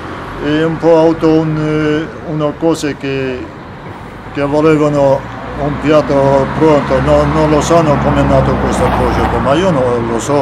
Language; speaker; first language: Italian; non-native, learner; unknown